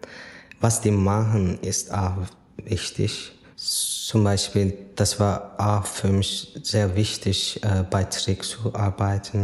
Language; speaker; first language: German; non-native, fluent; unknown